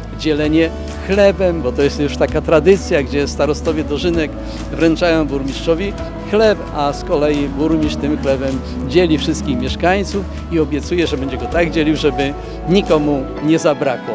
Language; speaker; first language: Polish; native; Polish